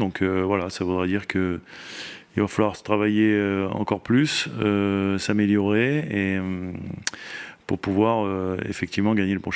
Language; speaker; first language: French; native; French